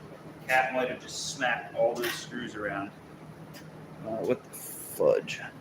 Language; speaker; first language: English; native; English